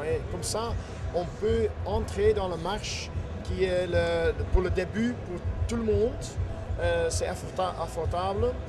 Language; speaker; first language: French; non-native, fluent; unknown